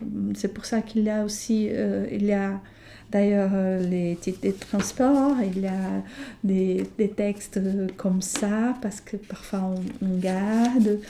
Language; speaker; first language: French; non-native, fluent; Portuguese